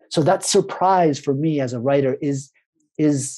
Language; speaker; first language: English; early bilingual, other home language; Spanish